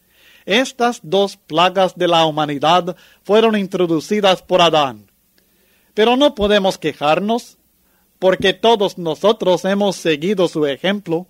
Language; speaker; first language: Spanish; native; Spanish